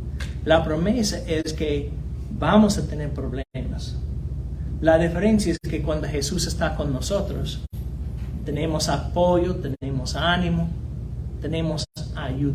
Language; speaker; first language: Spanish; non-native, fluent; English